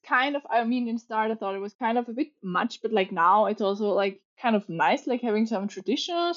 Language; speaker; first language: English; non-native, fluent; German